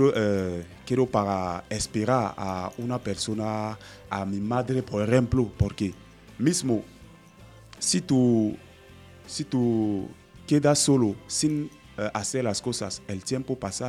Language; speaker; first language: Spanish; non-native, learner; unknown